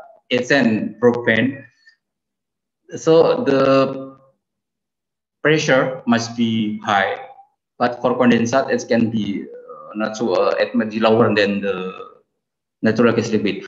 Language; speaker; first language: English; non-native, fluent; Indonesian